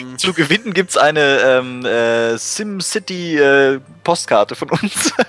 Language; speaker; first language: German; native; German